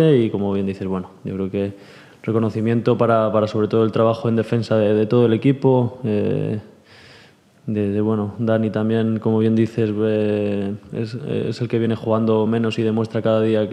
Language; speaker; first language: Spanish; native; Spanish